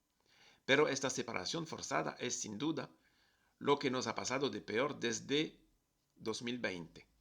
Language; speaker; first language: Spanish; non-native, fluent; French